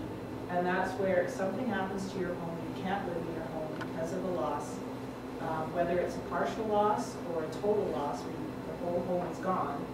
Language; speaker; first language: English; native; English